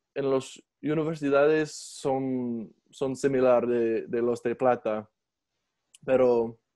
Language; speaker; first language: Spanish; non-native, learner; English